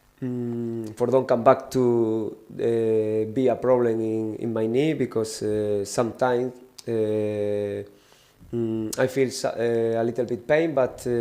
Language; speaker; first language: English; non-native, learner; Spanish